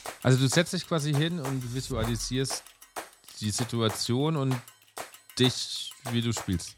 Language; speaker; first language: German; native; German